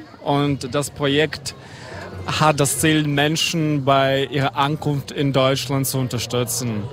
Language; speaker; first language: German; non-native, fluent; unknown